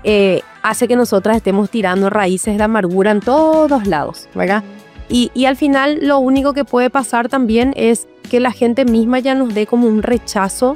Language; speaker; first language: Spanish; native; Spanish